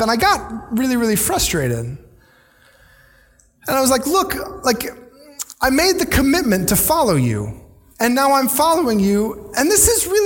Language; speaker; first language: English; native; English